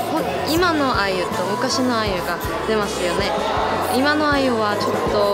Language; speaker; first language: Japanese; non-native, learner; Korean